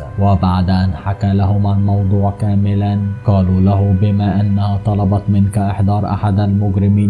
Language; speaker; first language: Arabic; native; Arabic